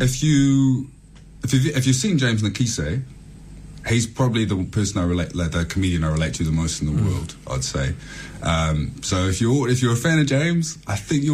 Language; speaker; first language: English; native; English